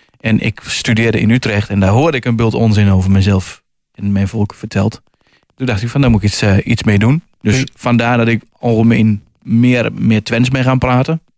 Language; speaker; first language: Dutch; native; Dutch